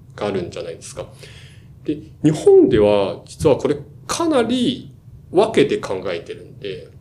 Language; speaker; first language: Japanese; non-native, fluent; Chinese